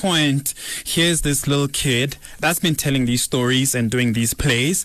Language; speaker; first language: English; non-native, local second language; Zulu